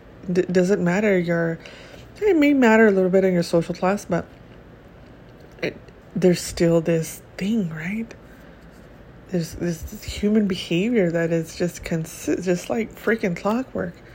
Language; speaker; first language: English; early bilingual, other home language; Spanish